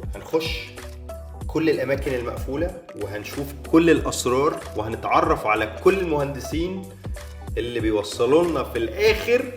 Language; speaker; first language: Arabic; native; Arabic